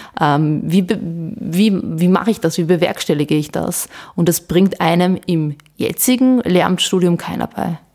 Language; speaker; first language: German; early bilingual, other home language; Bosnian